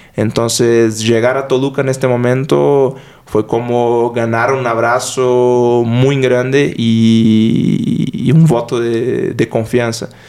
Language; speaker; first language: Spanish; non-native, fluent; Portuguese